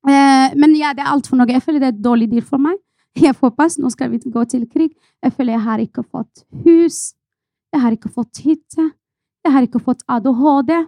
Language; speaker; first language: Norwegian; non-native, fluent; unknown